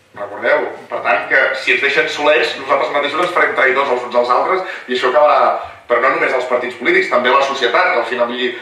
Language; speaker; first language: Catalan; native; Catalan